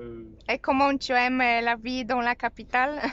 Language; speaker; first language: French; non-native, fluent; Polish